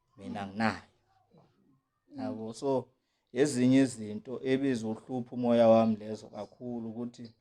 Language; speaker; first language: Zulu; non-native, local second language; Xhosa